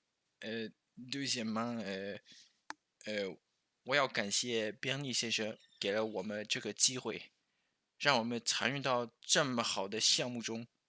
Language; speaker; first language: Chinese; early bilingual, heritage; Chinese